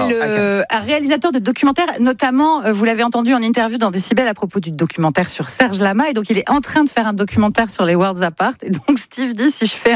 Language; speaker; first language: French; native; French